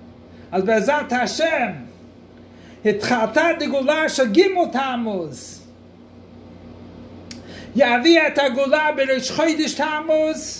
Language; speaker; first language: Hebrew; non-native, fluent; English